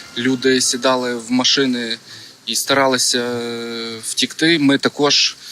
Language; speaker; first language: Ukrainian; non-native, local second language; Russian